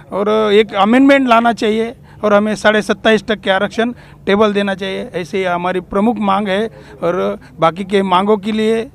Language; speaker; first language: Hindi; non-native, local second language; Marathi